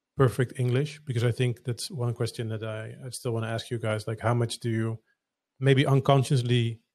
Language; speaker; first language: English; non-native, fluent; Dutch